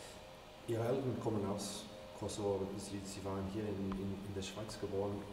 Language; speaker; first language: German; non-native, learner; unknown